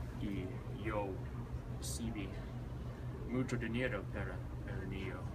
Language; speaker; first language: Spanish; non-native, learner; English